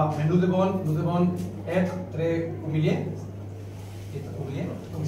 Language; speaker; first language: French; non-native, learner; Spanish